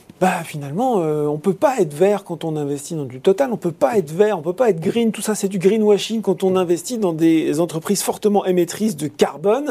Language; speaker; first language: French; native; French